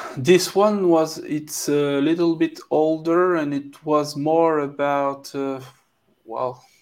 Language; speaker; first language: English; non-native, fluent; French